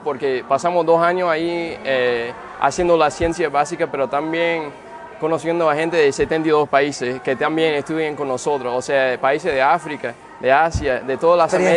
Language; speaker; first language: Spanish; early bilingual, heritage; Spanish